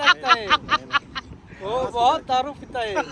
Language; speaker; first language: Hindi; non-native, learner; Bangla